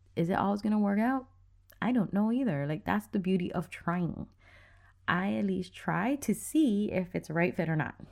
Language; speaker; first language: English; native; English